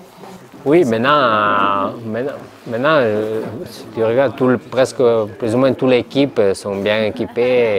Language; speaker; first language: French; non-native, learner; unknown